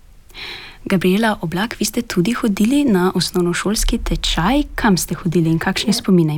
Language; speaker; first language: Slovenian; native; Slovenian